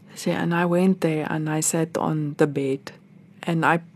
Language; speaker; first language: English; non-native, local second language; Afrikaans